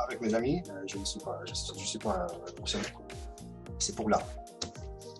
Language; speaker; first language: French; non-native, learner; Russian